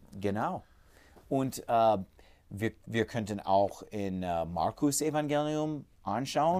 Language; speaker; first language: German; non-native, fluent; English